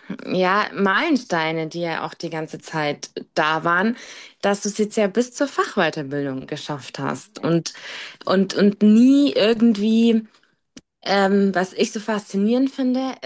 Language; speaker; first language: German; native; German